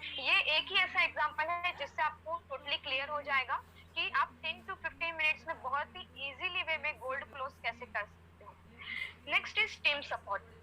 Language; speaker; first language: Hindi; non-native, local second language; Gujarati